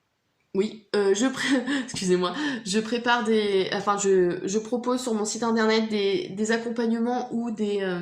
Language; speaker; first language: French; native; French